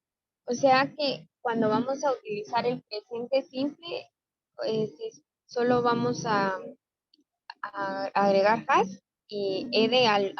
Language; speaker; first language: Spanish; native; Spanish